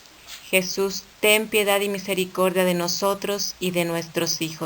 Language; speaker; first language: Spanish; native; Spanish